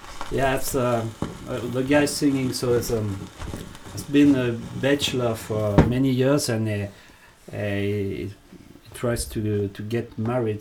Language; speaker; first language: English; non-native, fluent; French